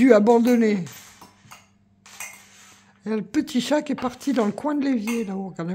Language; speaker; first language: French; native; French